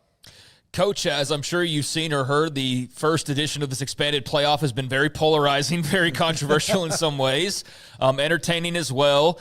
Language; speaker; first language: English; native; English